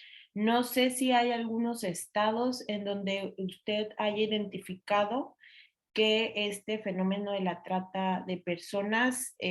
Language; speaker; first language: Spanish; native; Spanish